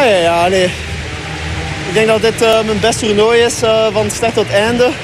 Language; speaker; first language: Dutch; non-native, local second language; French